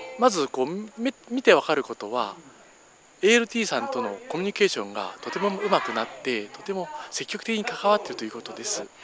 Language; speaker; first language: Japanese; native; Japanese